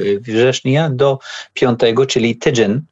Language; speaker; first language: Polish; non-native, learner; Arabic